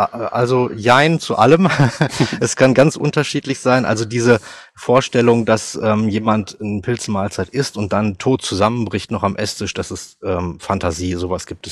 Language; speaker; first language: German; native; German